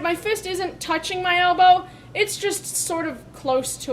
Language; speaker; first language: English; native; English